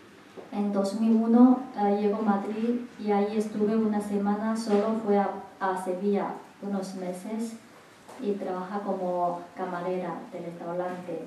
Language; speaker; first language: Spanish; non-native, learner; Chinese